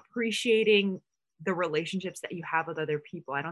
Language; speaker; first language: English; non-native, local second language; Filipino